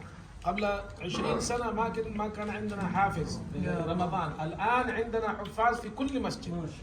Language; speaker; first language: Arabic; non-native, fluent; Urdu